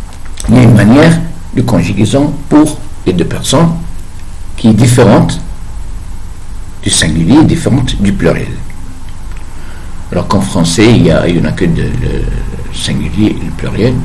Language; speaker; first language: French; non-native, fluent; Arabic